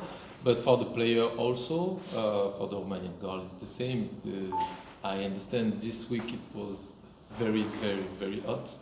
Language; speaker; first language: English; non-native, fluent; French